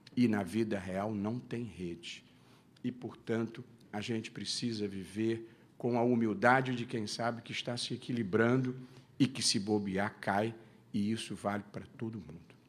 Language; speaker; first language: Portuguese; native; Portuguese